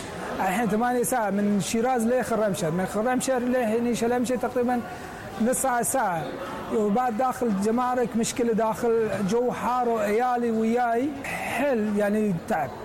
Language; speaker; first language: Arabic; non-native, learner; Persian